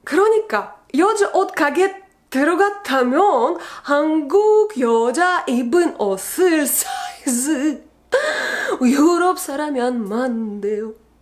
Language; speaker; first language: Korean; non-native, learner; Russian